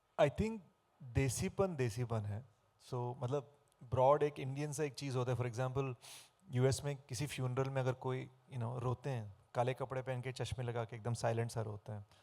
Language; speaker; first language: Hindi; non-native, fluent; Telugu